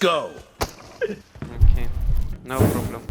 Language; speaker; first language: English; non-native, learner; Turkish